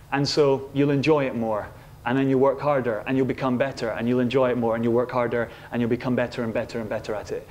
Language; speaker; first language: English; native; English